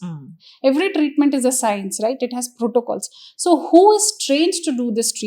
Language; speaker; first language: English; non-native, local second language; Hindi